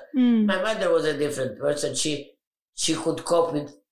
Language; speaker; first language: English; non-native, fluent; Arabic